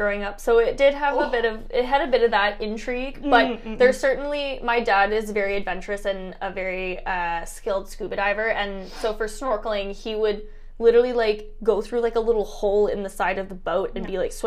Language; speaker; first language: English; native; English